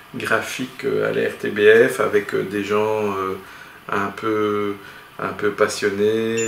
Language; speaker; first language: French; native; French